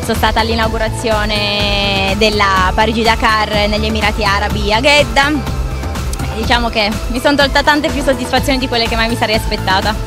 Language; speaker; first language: Italian; native; Italian